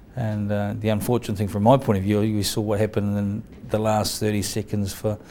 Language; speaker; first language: English; native; English